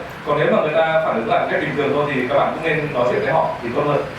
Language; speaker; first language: Vietnamese; native; Vietnamese